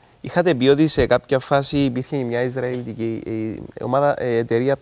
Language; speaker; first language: Greek; native; Greek